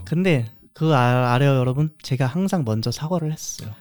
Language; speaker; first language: Korean; early bilingual, other home language; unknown